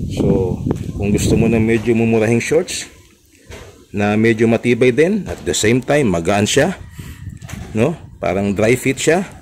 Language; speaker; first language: Filipino; native; Filipino